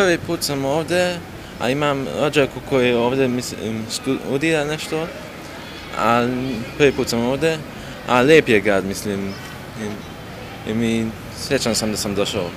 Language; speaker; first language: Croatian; early bilingual, heritage; Croatian